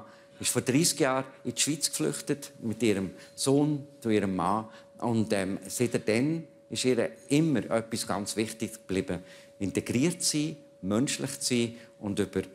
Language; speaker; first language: German; native; German